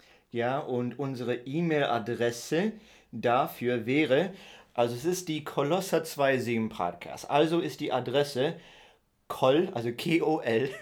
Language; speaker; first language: German; early bilingual, heritage; German